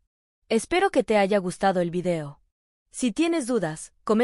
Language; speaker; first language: Spanish; native; Spanish